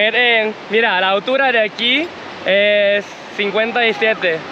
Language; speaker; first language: Spanish; non-native, learner; Thai